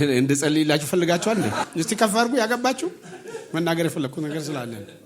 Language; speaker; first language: Amharic; non-native, local second language; Oromo